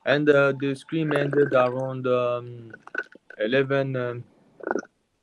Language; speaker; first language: English; non-native, learner; Mongolian